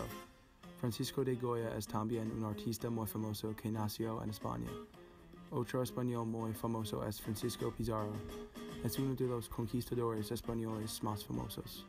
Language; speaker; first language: Spanish; non-native, learner; English